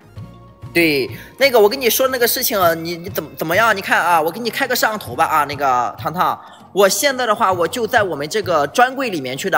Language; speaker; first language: Chinese; native; Chinese